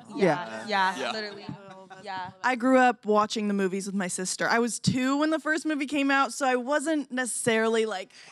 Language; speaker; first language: English; native; English